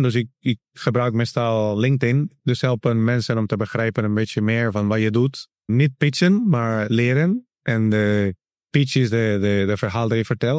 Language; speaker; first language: Dutch; non-native, learner; Spanish